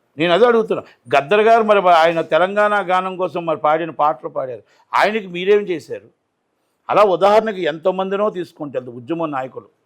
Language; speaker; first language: Telugu; native; Telugu